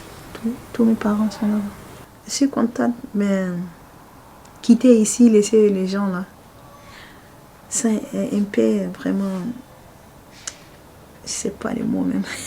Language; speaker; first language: French; non-native, fluent; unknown